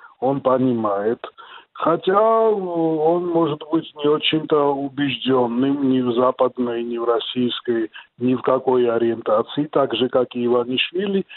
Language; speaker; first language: Russian; non-native, local second language; Georgian